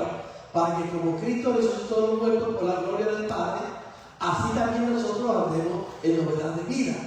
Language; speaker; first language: Spanish; native; Spanish